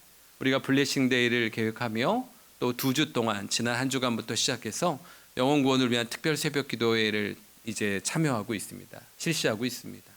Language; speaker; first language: Korean; native; Korean